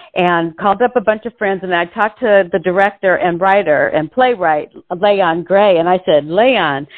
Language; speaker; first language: English; native; English